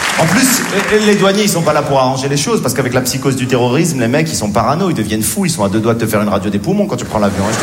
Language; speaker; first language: French; native; French